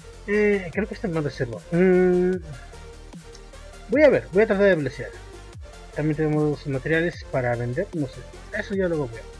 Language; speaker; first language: Spanish; native; Spanish